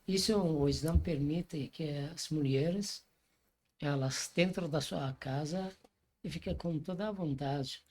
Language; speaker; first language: Portuguese; non-native, fluent; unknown